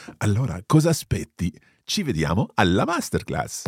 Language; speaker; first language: Italian; non-native, fluent; English